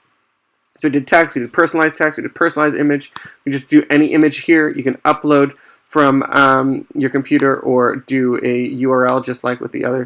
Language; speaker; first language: English; native; English